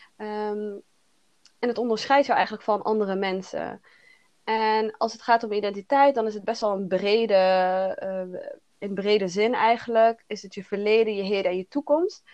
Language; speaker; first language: Dutch; early bilingual, other home language; Somali